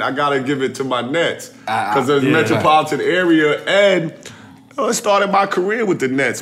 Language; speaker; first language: English; native; English